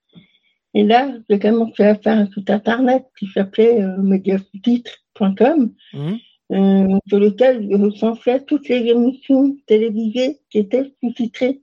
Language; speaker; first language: French; native; French